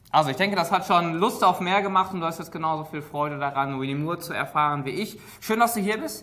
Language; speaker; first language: German; native; German